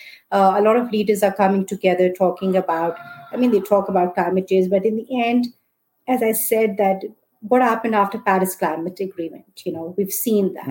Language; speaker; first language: English; non-native, local second language; Urdu